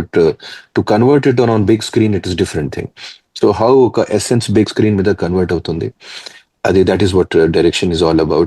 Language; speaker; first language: Telugu; non-native, fluent; Hindi